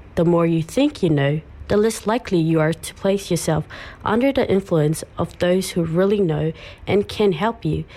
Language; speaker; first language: English; early bilingual, other home language; Samoan